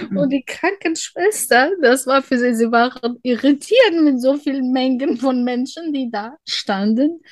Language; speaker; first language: German; non-native, fluent; Russian